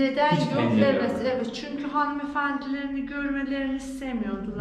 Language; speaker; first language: Turkish; non-native, fluent; Persian